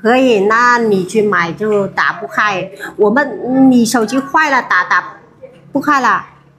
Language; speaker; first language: Chinese; non-native, learner; Vietnamese